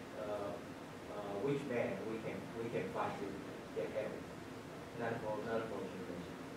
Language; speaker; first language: English; non-native, fluent; Chinese